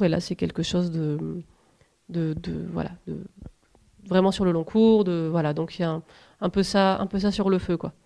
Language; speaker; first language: French; native; French